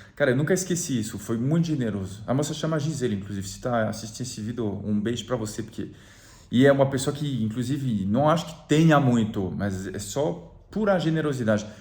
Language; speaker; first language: Portuguese; non-native, fluent; French